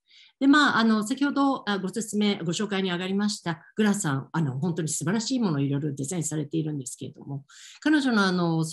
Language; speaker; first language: Japanese; native; Japanese